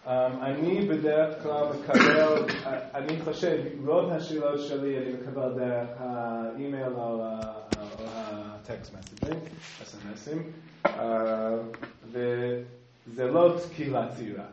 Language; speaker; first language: Hebrew; non-native, fluent; English